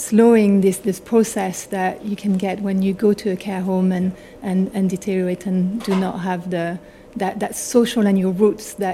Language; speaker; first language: English; non-native, fluent; French